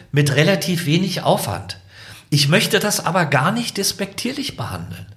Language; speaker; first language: German; native; German